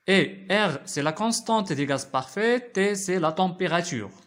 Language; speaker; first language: French; non-native, local second language; Arabic